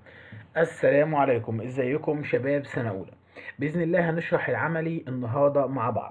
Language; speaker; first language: Arabic; native; Arabic